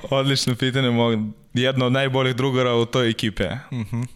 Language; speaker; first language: Serbian; non-native, learner; Russian